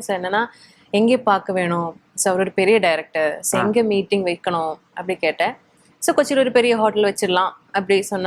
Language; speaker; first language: Tamil; non-native, learner; Malayalam